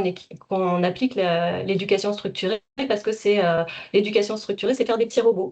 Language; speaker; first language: French; native; French